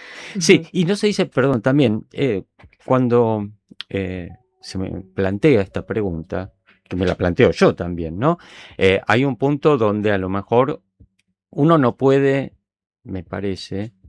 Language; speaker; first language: Spanish; native; Spanish